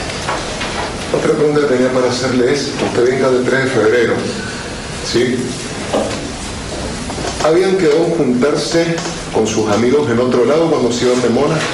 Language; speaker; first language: Spanish; native; Spanish